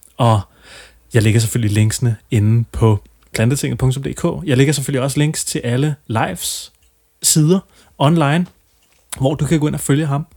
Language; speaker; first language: Danish; native; Danish